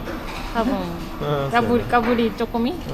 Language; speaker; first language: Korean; non-native, fluent; Japanese